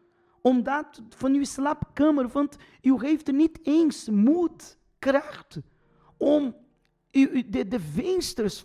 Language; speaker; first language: Dutch; non-native, fluent; Portuguese